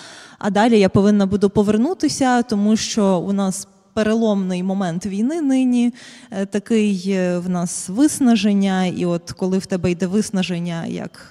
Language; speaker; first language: Ukrainian; native; Ukrainian